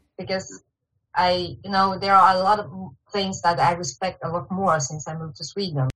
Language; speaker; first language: English; non-native, fluent; Chinese